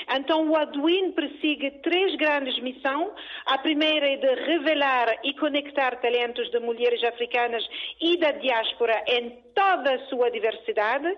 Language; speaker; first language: Portuguese; early bilingual, other home language; Kabuverdianu